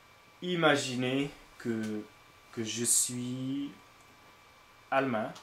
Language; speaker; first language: French; non-native, learner; English